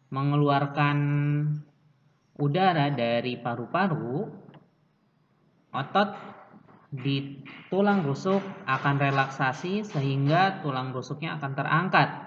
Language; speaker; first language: Indonesian; native; Indonesian